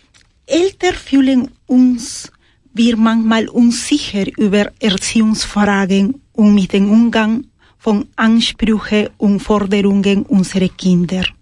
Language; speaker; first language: German; non-native, fluent; Spanish